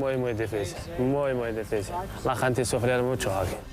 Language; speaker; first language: Spanish; non-native, learner; Arabic